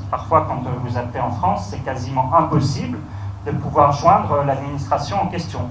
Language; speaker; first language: French; native; French